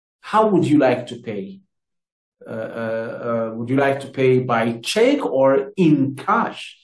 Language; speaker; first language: English; non-native, fluent; Amharic